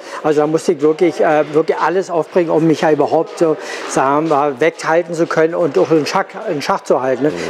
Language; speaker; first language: German; native; German